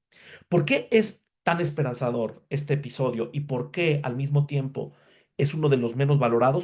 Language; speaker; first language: Spanish; native; Spanish